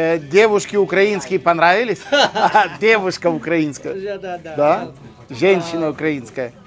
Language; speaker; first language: Russian; native; Russian